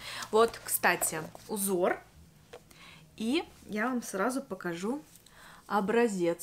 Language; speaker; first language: Russian; native; Russian